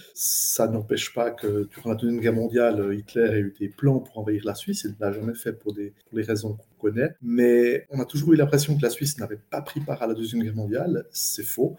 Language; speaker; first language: French; native; French